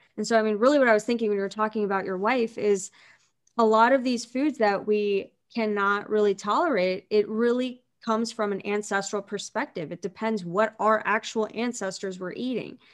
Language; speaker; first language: English; native; English